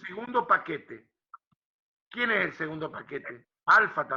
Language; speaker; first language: Spanish; native; Spanish